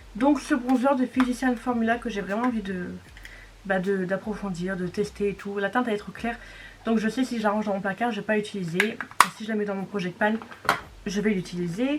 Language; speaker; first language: French; native; French